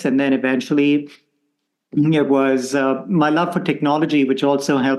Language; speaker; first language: English; non-native, local second language; Konkani